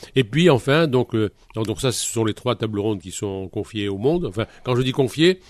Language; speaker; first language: French; native; French